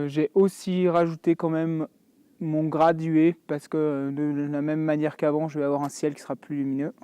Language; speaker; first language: French; native; French